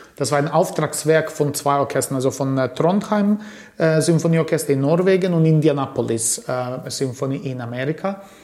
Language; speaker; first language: German; early bilingual, other home language; Croatian